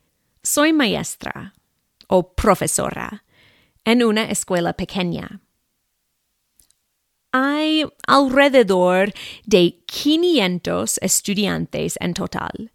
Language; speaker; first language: Spanish; non-native, fluent; English